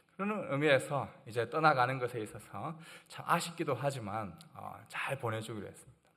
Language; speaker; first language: Korean; native; Korean